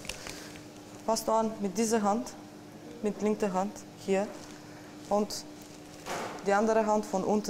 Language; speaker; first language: German; non-native, learner; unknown